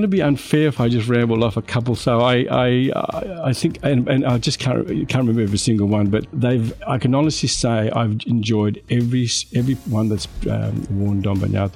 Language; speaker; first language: English; native; English